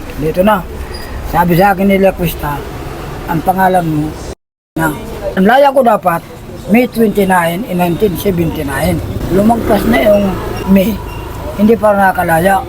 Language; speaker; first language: Filipino; non-native, local second language; Waray